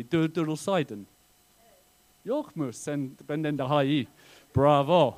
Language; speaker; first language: Turkish; non-native, fluent; English